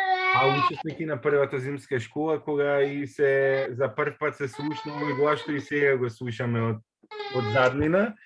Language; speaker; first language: Macedonian; native; Macedonian